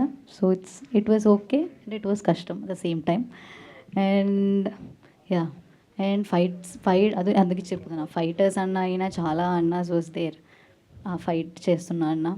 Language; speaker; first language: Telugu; non-native, learner; Malayalam